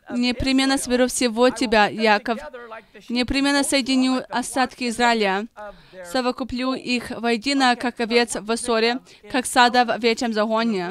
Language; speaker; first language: Russian; non-native, fluent; English